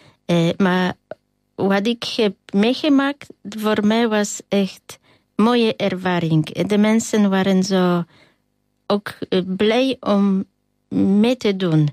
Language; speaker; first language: Dutch; non-native, learner; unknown